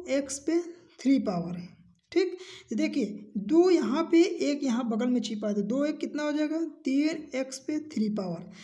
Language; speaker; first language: Hindi; native; Hindi